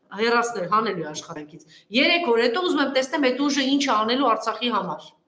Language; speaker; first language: Armenian; native; Armenian